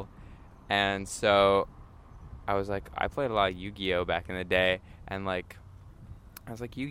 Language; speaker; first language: English; native; English